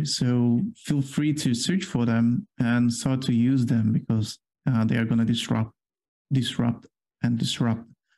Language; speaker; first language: English; non-native, fluent; Polish